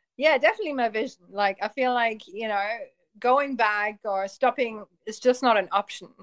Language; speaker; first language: English; early bilingual, heritage; Polish